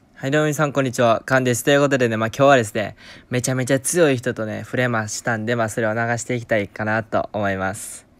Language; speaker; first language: Japanese; native; Japanese